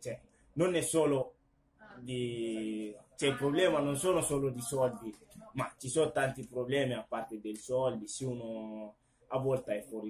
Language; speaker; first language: Italian; non-native, fluent; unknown